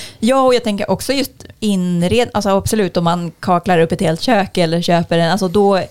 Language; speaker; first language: Swedish; native; Swedish